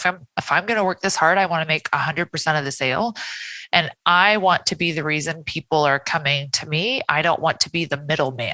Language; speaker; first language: English; native; English